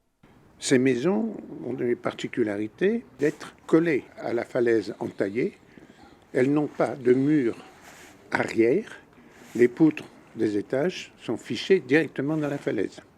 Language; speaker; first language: French; native; French